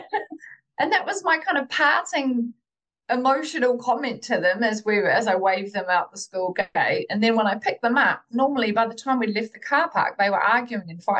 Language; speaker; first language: English; native; English